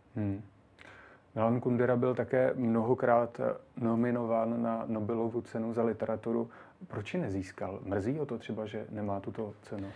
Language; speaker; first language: Czech; native; Czech